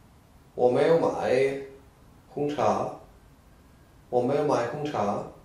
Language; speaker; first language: Chinese; non-native, fluent; Czech